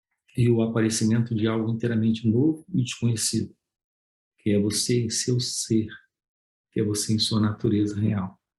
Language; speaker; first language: Portuguese; native; Portuguese